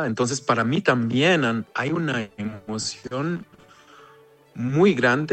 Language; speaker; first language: Spanish; non-native, fluent; Hebrew